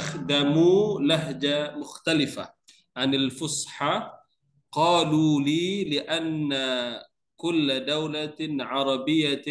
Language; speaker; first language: Arabic; non-native, learner; Indonesian